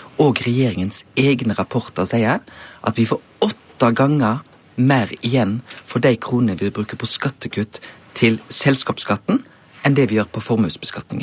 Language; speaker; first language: Norwegian; native; Norwegian